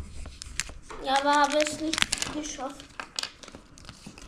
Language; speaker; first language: German; early bilingual, heritage; Bosnian